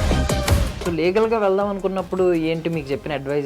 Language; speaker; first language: Telugu; native; Telugu